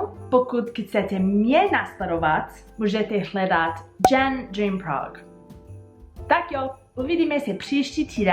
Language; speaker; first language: Czech; non-native, learner; English